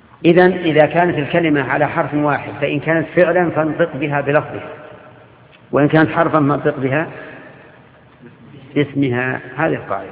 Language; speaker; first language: Arabic; native; Arabic